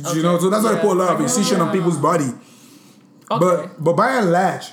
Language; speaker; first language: English; non-native, local second language; Yoruba